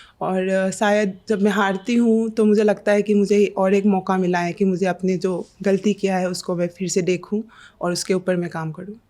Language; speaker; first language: Hindi; non-native, local second language; Assamese